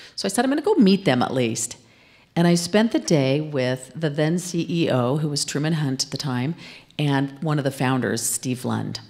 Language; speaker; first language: English; native; English